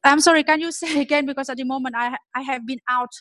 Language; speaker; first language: English; non-native, fluent; Vietnamese